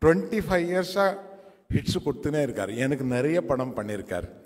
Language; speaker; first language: Tamil; non-native, local second language; Telugu